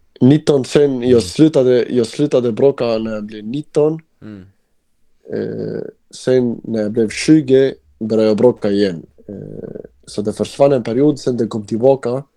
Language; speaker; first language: Swedish; early bilingual, other home language; Albanian